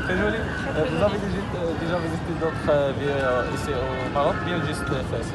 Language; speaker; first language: French; non-native, local second language; Arabic